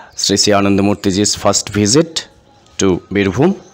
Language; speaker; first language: English; non-native, local second language; Bangla